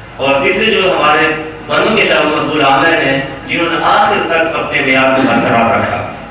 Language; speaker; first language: Urdu; non-native, local second language; Pashto